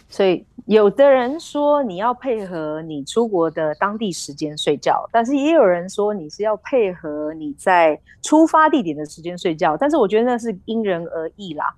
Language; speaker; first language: Chinese; native; Chinese